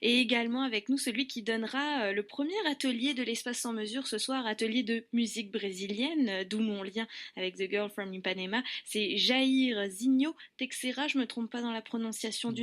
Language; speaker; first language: French; native; French